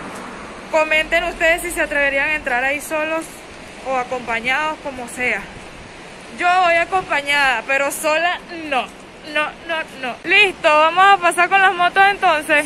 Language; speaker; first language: Spanish; native; Spanish